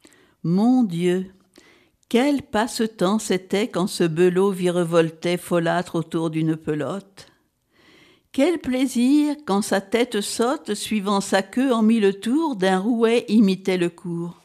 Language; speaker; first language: French; native; French